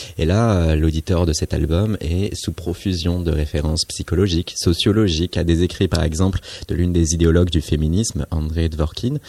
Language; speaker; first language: French; native; French